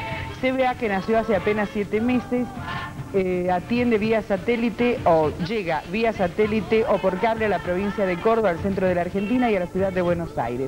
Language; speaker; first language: Spanish; native; Spanish